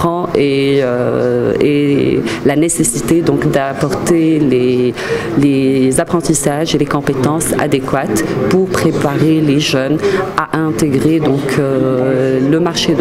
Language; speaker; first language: French; non-native, local second language; Arabic